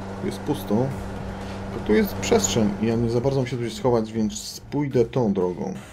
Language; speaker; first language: Polish; native; Polish